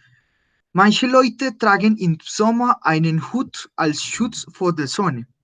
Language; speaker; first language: German; non-native, fluent; Spanish